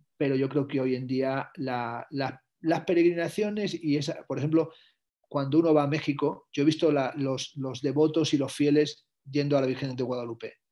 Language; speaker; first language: Spanish; native; Spanish